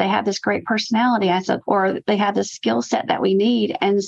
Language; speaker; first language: English; native; English